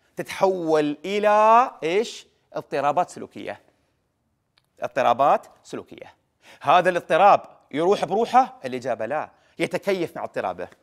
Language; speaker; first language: Arabic; native; Arabic